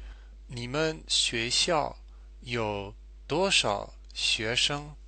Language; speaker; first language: Chinese; non-native, fluent; English